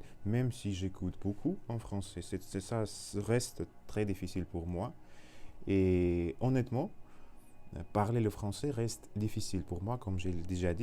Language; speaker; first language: French; non-native, learner; Russian